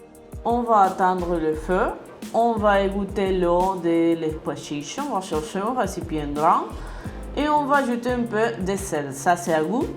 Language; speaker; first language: French; non-native, learner; Spanish